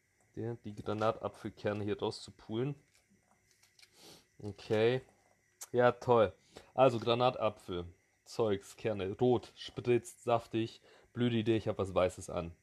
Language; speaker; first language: German; native; German